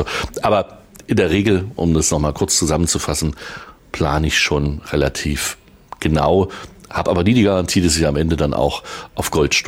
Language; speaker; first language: German; native; German